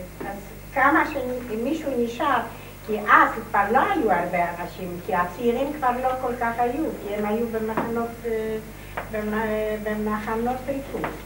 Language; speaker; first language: Hebrew; non-native, fluent; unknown